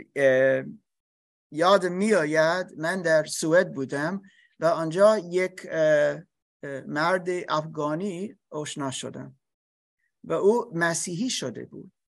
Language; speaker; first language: Persian; non-native, learner; English